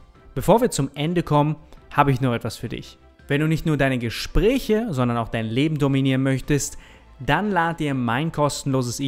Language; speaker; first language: German; native; German